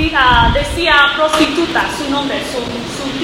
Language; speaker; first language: Spanish; non-native, learner; English